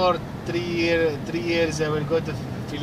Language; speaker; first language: English; non-native, learner; Arabic